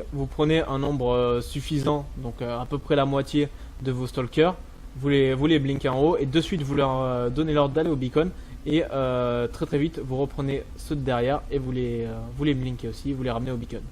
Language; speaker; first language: French; native; French